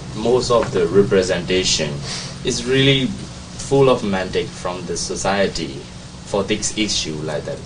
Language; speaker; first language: English; non-native, learner; Burmese